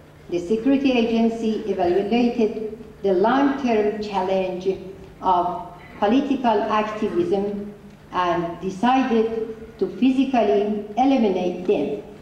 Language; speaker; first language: English; non-native, fluent; Persian